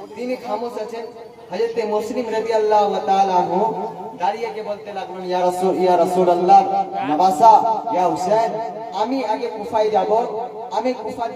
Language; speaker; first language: Bangla; non-native, local second language; Urdu